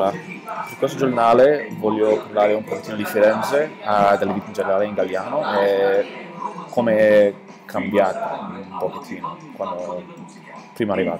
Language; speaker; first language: Italian; non-native, learner; English